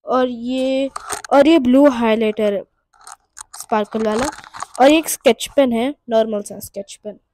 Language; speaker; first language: Hindi; non-native, local second language; Urdu